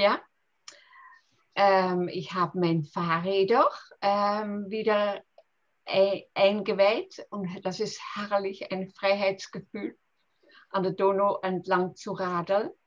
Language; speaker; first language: German; non-native, fluent; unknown